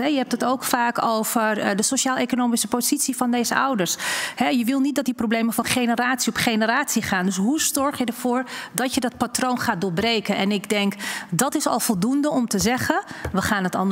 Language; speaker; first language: Dutch; native; Dutch